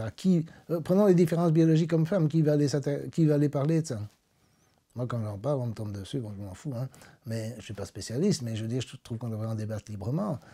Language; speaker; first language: French; native; French